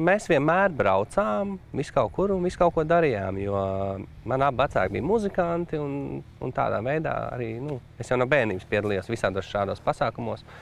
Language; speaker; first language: Latvian; native; Latvian